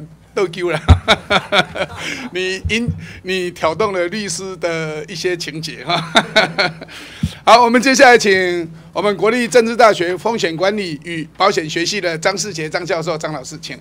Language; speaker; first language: Chinese; native; Chinese